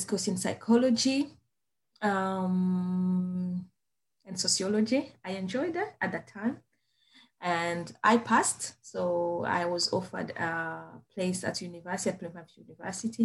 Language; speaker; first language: English; non-native, fluent; Kinyarwanda